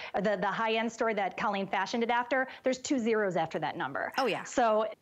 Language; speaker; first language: English; native; English